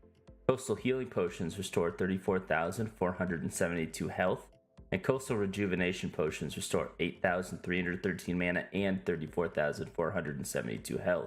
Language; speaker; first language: English; native; English